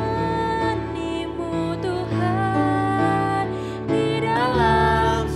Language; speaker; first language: Indonesian; native; Indonesian